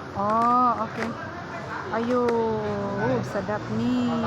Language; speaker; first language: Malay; non-native, learner; Filipino